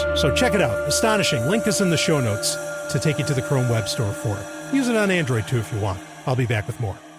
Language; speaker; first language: English; native; English